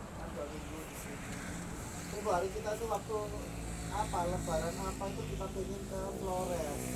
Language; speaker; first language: Indonesian; non-native, local second language; Javanese